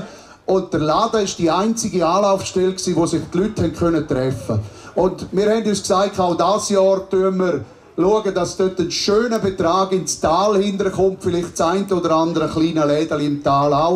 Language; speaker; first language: German; native; German